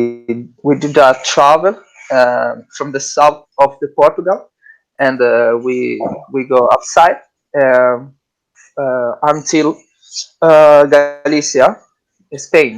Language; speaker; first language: English; non-native, learner; Italian